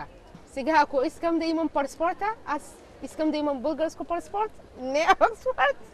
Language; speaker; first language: Bulgarian; non-native, learner; Hausa